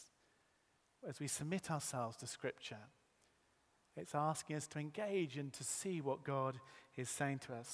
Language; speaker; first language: English; native; English